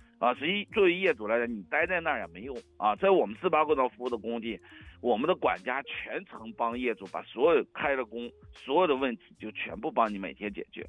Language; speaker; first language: Chinese; native; Chinese